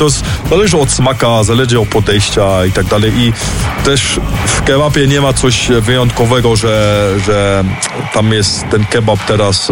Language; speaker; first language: Polish; early bilingual, heritage; Polish